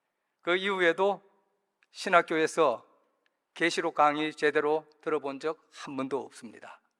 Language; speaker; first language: Korean; native; Korean